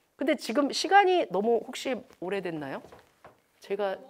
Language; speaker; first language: Korean; native; Korean